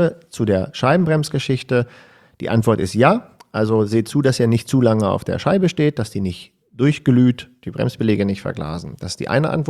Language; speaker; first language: German; native; German